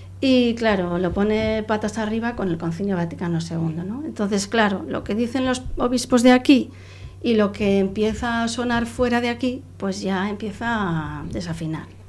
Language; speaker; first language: Spanish; non-native, local second language; Catalan